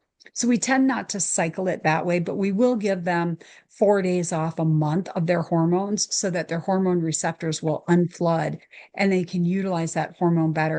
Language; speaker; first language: English; native; English